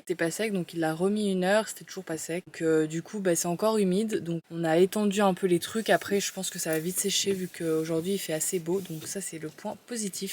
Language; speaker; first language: French; native; French